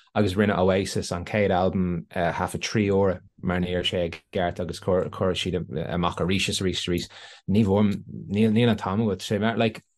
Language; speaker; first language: Irish; non-native, local second language; English